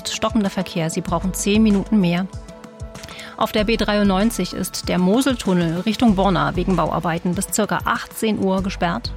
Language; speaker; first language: German; native; German